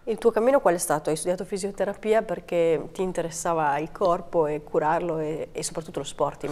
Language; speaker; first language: Italian; native; Italian